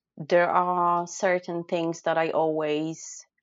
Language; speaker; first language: English; non-native, fluent; Polish